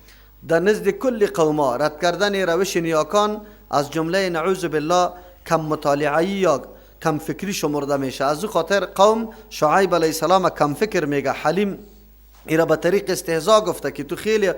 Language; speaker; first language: Persian; native; Persian